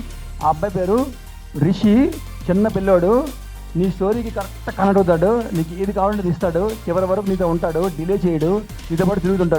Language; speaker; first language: Telugu; native; Telugu